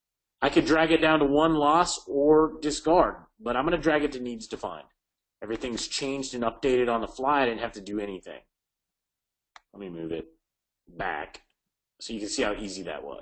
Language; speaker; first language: English; native; English